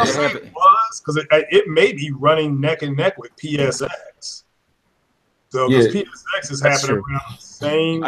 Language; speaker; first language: English; native; English